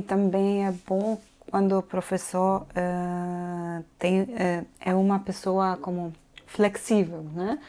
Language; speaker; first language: Portuguese; non-native, fluent; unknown